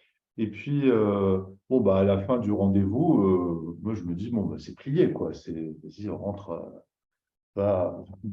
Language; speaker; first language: French; native; French